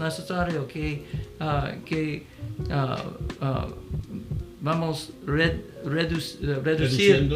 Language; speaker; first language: Spanish; non-native, learner; English